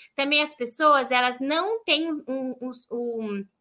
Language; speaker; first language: Portuguese; native; Portuguese